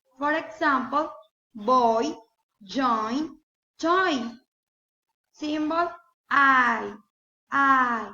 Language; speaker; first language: English; non-native, learner; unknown